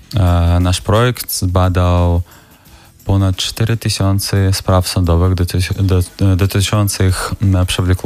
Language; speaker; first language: Polish; non-native, fluent; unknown